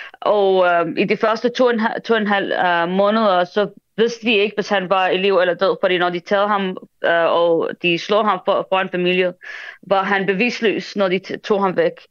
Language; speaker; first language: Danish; early bilingual, other home language; Arabic